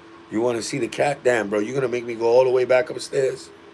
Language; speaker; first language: English; native; English